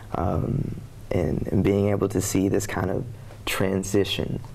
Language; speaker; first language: English; native; English